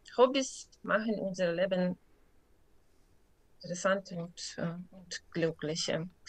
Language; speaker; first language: German; non-native, learner; Ukrainian